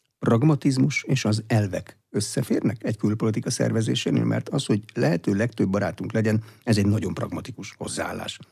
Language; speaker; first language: Hungarian; native; Hungarian